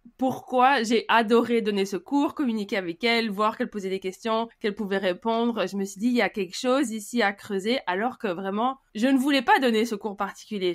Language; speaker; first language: French; native; French